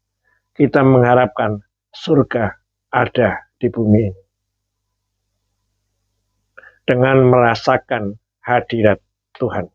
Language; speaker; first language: Indonesian; native; Indonesian